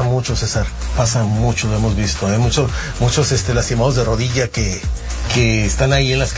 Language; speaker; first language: Spanish; native; Spanish